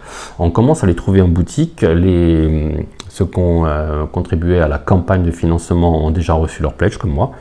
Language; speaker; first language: French; native; French